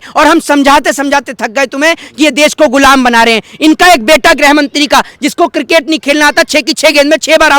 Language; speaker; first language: Hindi; native; Hindi